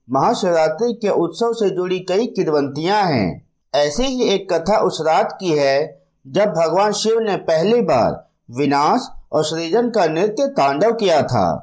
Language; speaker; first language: Hindi; native; Hindi